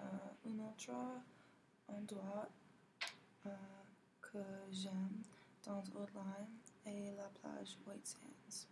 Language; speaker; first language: French; non-native, learner; English